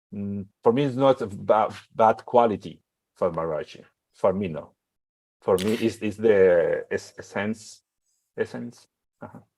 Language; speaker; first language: English; non-native, learner; Spanish